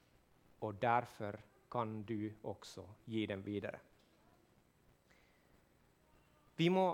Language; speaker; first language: Swedish; non-native, fluent; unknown